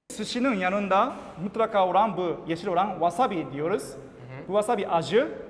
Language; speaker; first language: Turkish; non-native, fluent; Japanese